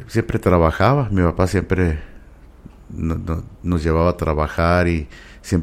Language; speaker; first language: Spanish; early bilingual, heritage; Spanish